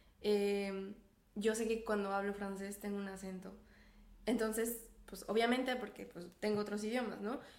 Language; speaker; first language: Spanish; native; Spanish